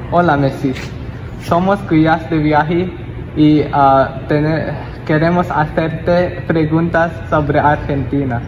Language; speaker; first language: Spanish; non-native, learner; English